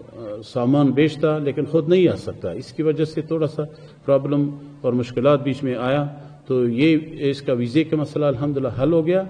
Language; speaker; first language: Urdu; non-native, fluent; Persian